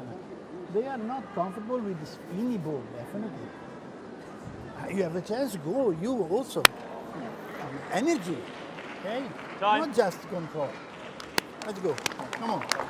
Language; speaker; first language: English; non-native, fluent; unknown